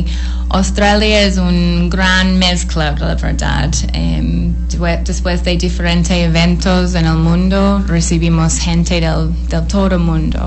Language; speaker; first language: Spanish; non-native, fluent; English